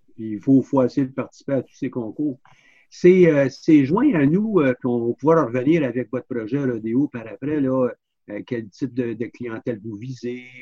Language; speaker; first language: French; native; French